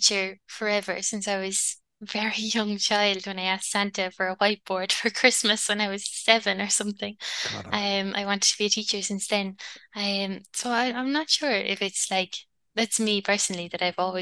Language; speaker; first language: English; non-native, local second language; Irish